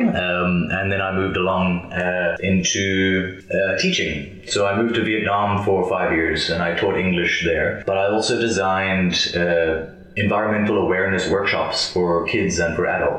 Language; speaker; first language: English; native; English